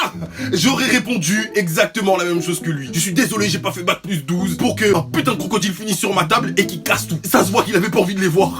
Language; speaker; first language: French; native; French